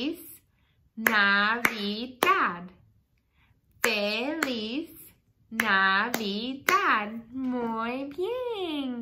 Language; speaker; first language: Spanish; non-native, learner; English